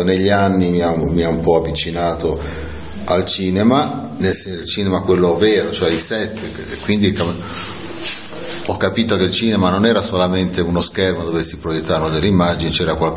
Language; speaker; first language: Italian; native; Italian